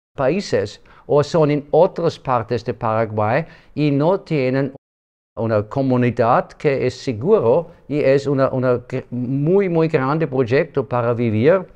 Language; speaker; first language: Spanish; non-native, learner; German